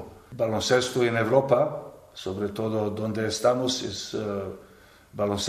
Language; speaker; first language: Spanish; non-native, fluent; Serbian